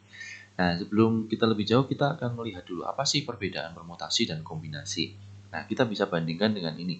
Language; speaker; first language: Indonesian; native; Indonesian